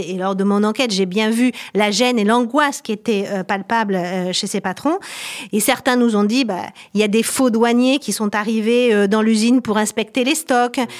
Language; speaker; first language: French; native; French